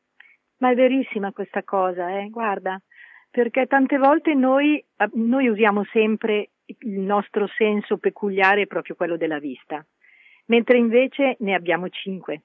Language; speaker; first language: Italian; native; Italian